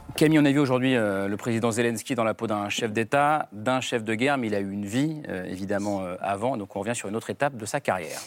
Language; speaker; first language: French; native; French